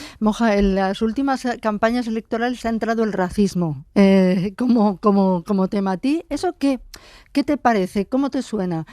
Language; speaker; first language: Spanish; native; Spanish